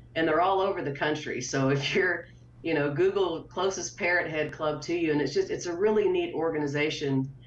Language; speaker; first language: English; native; English